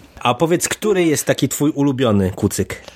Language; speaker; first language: Polish; native; Polish